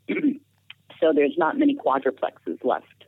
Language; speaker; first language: English; native; English